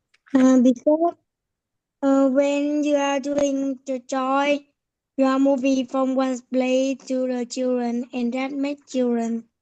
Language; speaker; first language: English; non-native, learner; Vietnamese